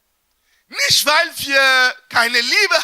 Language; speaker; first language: German; non-native, fluent; French